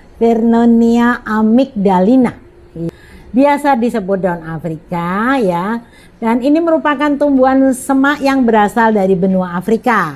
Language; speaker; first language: Indonesian; native; Indonesian